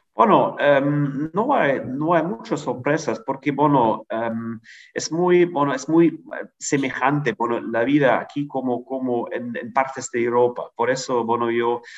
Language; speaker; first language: Spanish; non-native, fluent; German